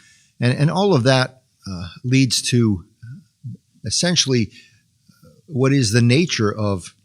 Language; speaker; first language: English; native; English